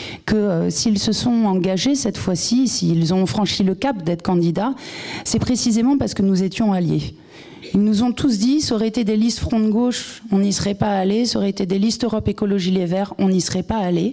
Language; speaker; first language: French; native; French